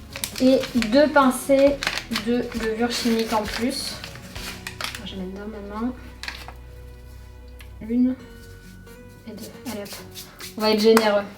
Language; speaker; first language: French; native; French